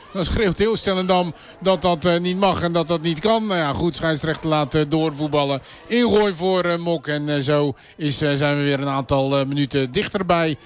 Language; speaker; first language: Dutch; native; Dutch